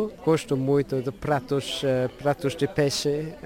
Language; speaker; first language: Portuguese; non-native, learner; Luxembourgish